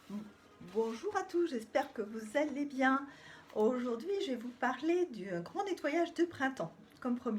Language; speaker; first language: French; native; French